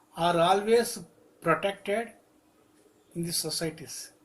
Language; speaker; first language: English; non-native, local second language; Telugu